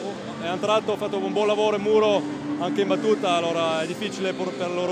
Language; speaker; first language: Italian; non-native, learner; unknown